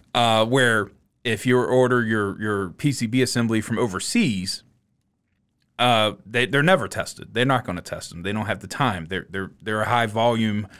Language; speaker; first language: English; native; English